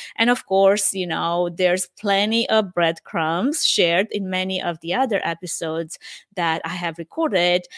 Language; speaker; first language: English; non-native, fluent; Romanian